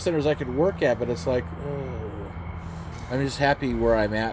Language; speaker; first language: English; native; English